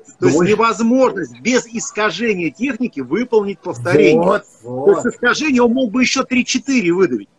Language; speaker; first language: Russian; native; Russian